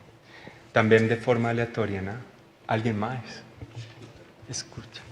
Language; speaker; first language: Portuguese; non-native, learner; Spanish